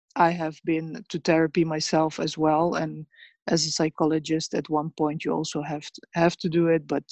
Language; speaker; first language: English; early bilingual, other home language; Bosnian